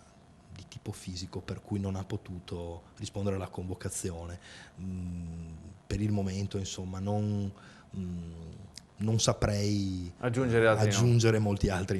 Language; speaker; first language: Italian; native; Italian